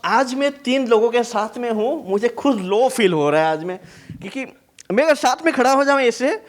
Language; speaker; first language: Hindi; non-native, local second language; Assamese